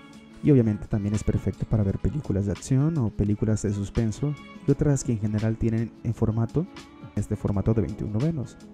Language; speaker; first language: Spanish; native; Spanish